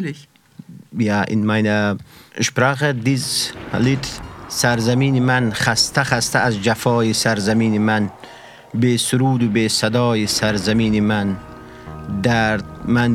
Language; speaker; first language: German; non-native, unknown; Persian